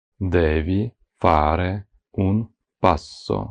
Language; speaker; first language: Italian; non-native, fluent; Ukrainian